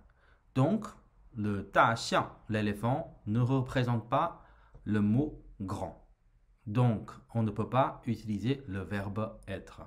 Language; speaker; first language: French; non-native, fluent; Chinese